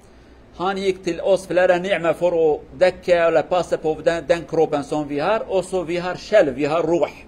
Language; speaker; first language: Swedish; non-native, learner; Kurdish